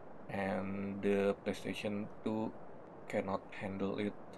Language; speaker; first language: English; non-native, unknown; Indonesian